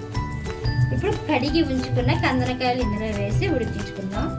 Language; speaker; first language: Telugu; native; Telugu